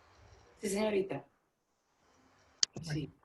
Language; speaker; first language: Spanish; native; Spanish